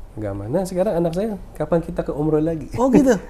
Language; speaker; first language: Indonesian; non-native, fluent; Filipino